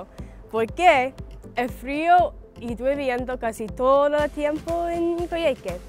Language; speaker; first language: Spanish; non-native, learner; English